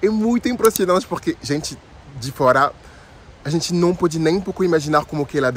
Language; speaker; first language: Portuguese; non-native, fluent; French